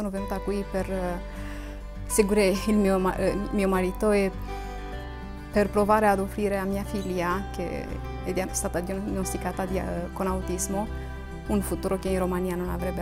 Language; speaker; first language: Italian; non-native, fluent; Romanian